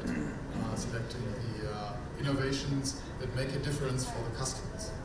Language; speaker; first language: English; non-native, fluent; German